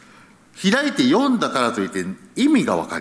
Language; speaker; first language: Japanese; early bilingual, heritage; Japanese